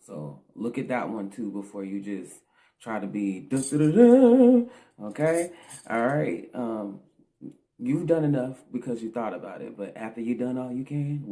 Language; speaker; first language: English; native; English